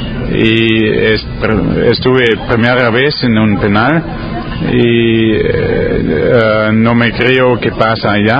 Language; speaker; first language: Spanish; non-native, learner; German